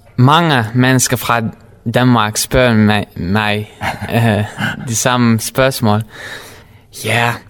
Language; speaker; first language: Danish; non-native, learner; Dutch